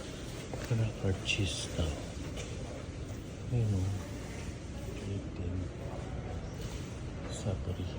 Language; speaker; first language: English; non-native, local second language; Filipino